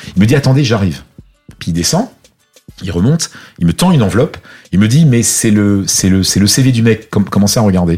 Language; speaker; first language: French; native; French